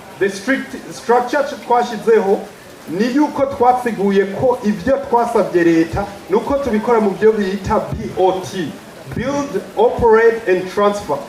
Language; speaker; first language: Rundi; early bilingual, heritage; Rundi